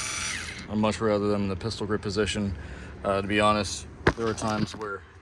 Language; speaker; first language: English; native; English